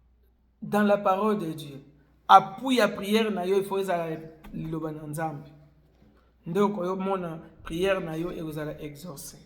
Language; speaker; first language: French; non-native, local second language; Lingala